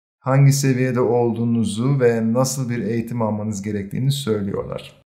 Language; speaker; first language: Turkish; native; Turkish